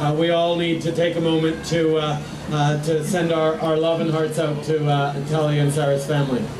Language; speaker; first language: English; early bilingual, other home language; French